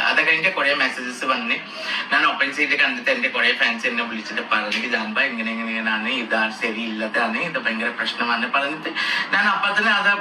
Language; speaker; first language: Malayalam; non-native, fluent; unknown